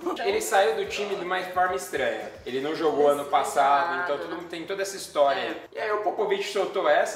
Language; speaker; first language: Portuguese; native; Portuguese